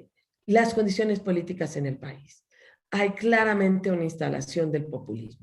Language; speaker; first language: Spanish; native; Spanish